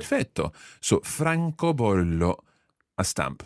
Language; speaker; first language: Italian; non-native, fluent; English